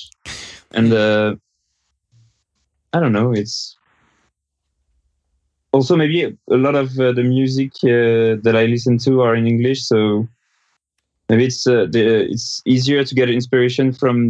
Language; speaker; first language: English; non-native, fluent; French